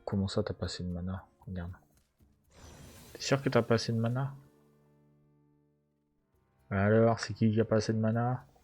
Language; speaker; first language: French; native; French